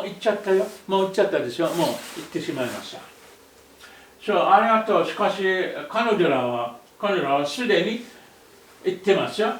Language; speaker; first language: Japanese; non-native, fluent; Arabic